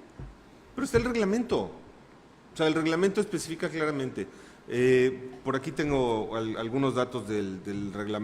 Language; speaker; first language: Spanish; native; Spanish